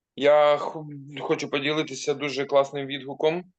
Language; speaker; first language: Ukrainian; non-native, local second language; Russian